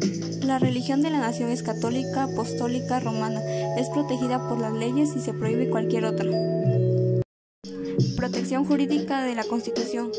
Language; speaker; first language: Spanish; native; Spanish